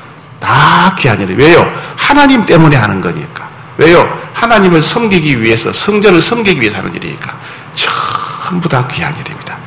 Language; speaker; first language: Korean; native; Korean